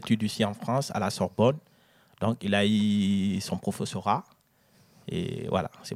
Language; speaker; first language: French; non-native, local second language; Fula